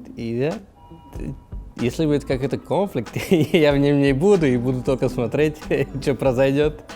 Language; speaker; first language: Russian; non-native, learner; Slovak